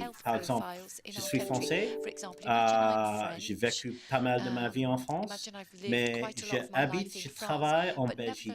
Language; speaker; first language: French; early bilingual, heritage; English